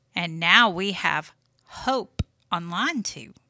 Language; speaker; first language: English; native; English